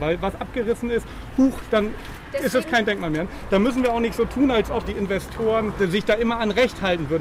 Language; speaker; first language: German; native; German